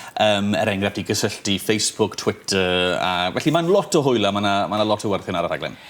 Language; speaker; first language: Welsh; native; Welsh